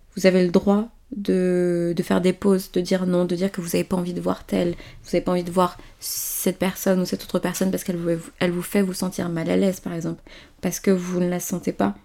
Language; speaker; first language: French; early bilingual, other home language; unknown